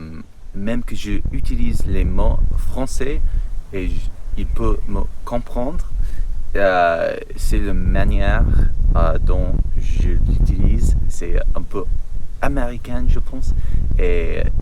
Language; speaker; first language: French; non-native, learner; English